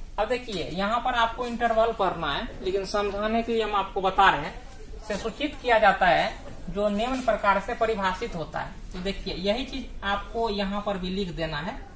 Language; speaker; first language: Hindi; native; Hindi